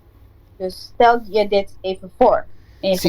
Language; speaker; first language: Dutch; non-native, local second language; Papiamento